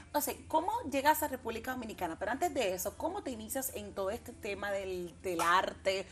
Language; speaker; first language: Spanish; native; Spanish